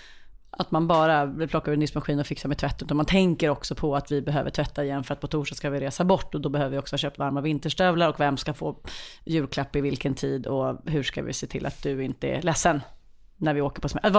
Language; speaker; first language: Swedish; native; Swedish